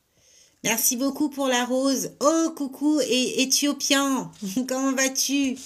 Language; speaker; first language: French; native; French